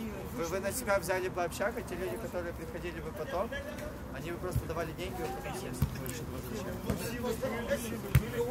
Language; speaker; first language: Russian; native; Russian